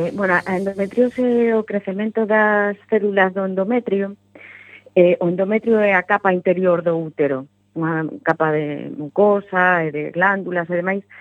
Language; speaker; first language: Galician; non-native, local second language; Spanish